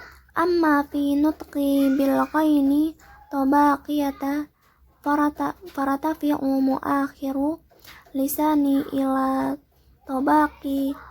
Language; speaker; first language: Arabic; non-native, learner; Indonesian